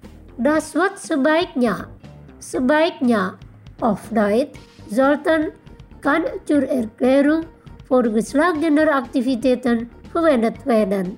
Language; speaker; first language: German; non-native, fluent; Indonesian